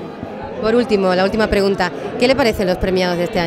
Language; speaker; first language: Spanish; native; Spanish